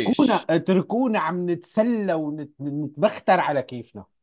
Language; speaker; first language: Arabic; native; Arabic